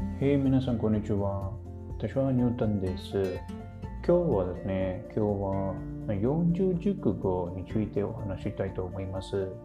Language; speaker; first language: Japanese; non-native, learner; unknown